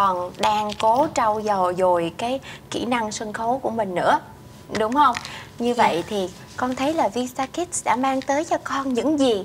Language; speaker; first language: Vietnamese; native; Vietnamese